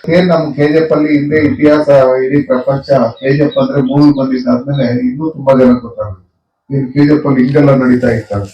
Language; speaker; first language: Kannada; native; Kannada